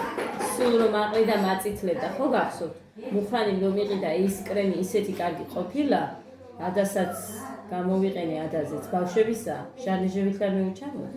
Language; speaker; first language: Georgian; native; Georgian